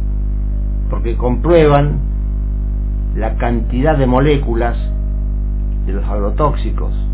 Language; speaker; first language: Spanish; native; Spanish